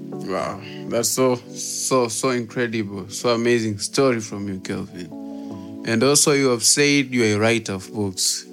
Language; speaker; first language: English; non-native, local second language; Swahili